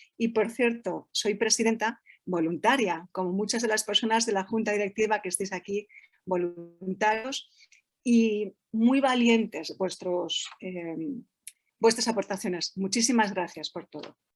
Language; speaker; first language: Spanish; native; Spanish